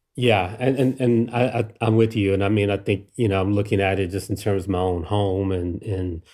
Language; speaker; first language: English; native; English